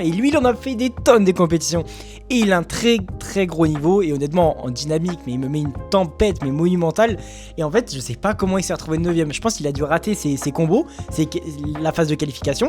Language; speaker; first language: French; native; French